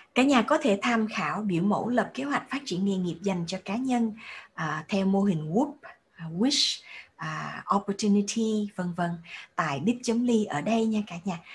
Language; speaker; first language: Vietnamese; early bilingual, heritage; Vietnamese